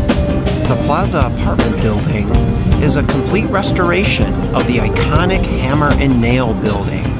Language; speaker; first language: English; native; English